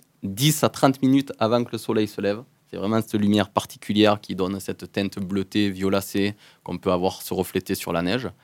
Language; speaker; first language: French; native; French